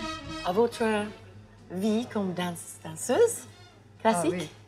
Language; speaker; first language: French; non-native, learner; English